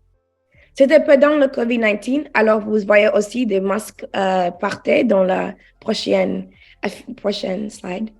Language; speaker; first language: French; non-native, learner; English